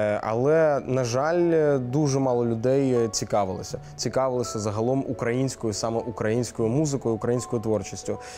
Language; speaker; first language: Ukrainian; non-native, local second language; Russian